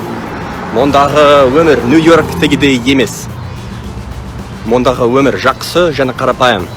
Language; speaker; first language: Kazakh; non-native, learner; English